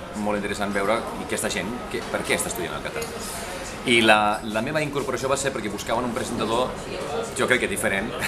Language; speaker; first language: Catalan; non-native, fluent; Icelandic